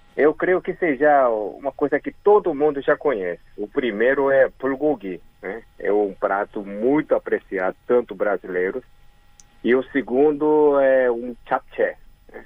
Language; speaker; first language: Portuguese; early bilingual, other home language; Korean